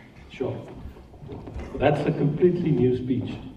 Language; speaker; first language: English; non-native, local second language; Afrikaans